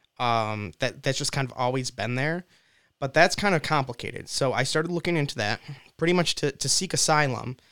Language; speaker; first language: English; native; English